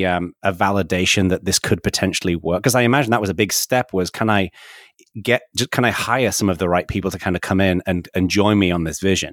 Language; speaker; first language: English; native; English